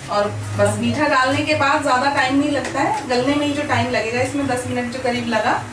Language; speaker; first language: Hindi; native; Hindi